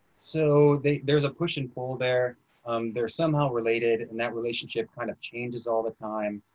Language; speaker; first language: English; native; English